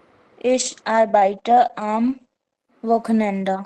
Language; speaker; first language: German; non-native, learner; Hindi